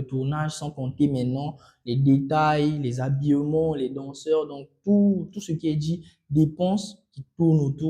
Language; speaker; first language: French; non-native, local second language; Sango